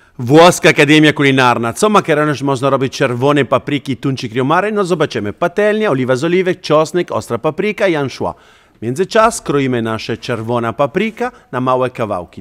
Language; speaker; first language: Polish; non-native, learner; Italian